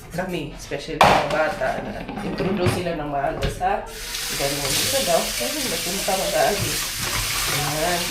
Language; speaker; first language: Filipino; non-native, local second language; Cebuano